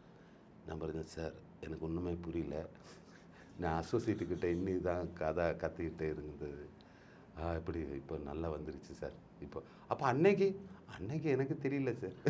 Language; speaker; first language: Tamil; non-native, learner; Malayalam